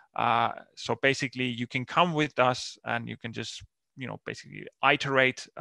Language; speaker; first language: English; non-native, fluent; Finnish